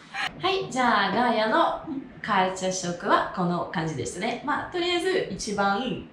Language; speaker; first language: Japanese; non-native, fluent; Russian